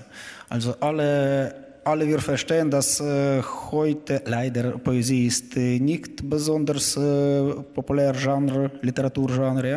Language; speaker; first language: German; non-native, learner; Ukrainian